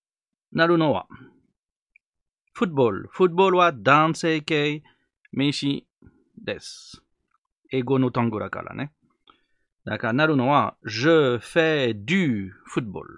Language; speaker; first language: Japanese; non-native, learner; French